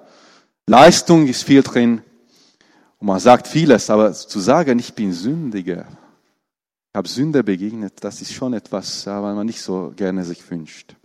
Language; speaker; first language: German; non-native, fluent; Romanian